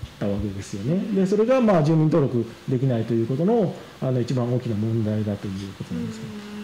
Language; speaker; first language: Japanese; native; Japanese